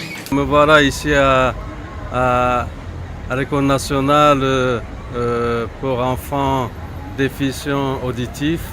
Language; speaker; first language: French; non-native, fluent; Japanese